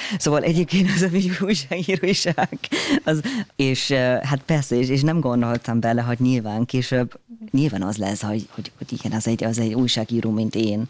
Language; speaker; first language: Hungarian; non-native, fluent; German